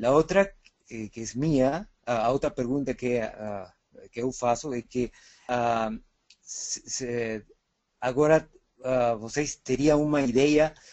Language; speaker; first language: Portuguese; non-native, fluent; Spanish